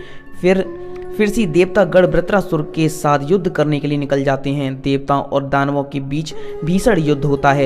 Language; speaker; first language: Hindi; native; Hindi